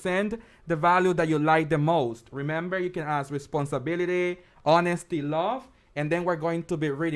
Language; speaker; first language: English; non-native, fluent; Spanish